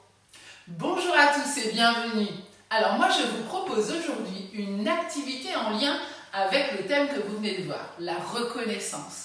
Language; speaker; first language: French; native; French